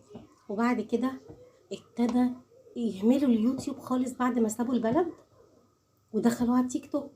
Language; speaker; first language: Arabic; native; Arabic